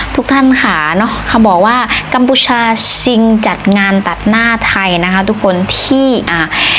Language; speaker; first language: Thai; native; Thai